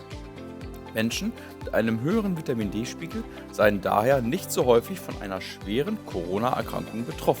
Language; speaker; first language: German; native; German